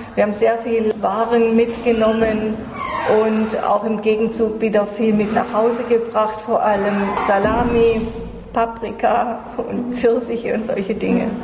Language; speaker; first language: German; native; German